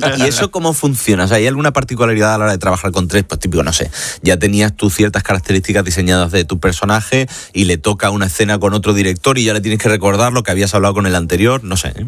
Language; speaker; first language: Spanish; native; Spanish